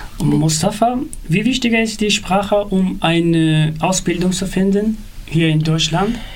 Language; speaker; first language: German; non-native, learner; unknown